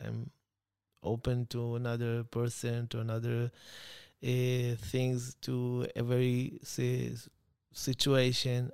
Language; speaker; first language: English; non-native, learner; Hebrew